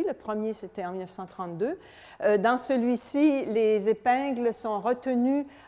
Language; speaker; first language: French; native; French